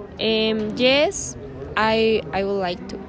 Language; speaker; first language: English; non-native, learner; Spanish